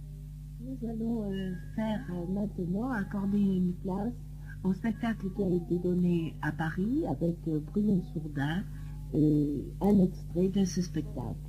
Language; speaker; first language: French; native; French